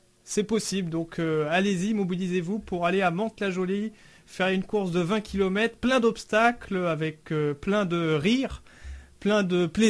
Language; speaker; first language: French; native; French